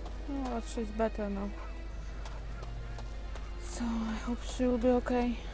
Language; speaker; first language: English; non-native, fluent; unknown